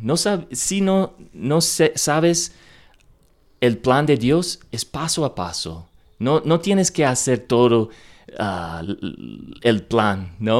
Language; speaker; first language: Spanish; non-native, learner; English